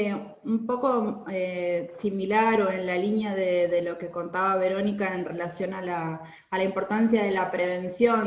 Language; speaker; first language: Spanish; native; Spanish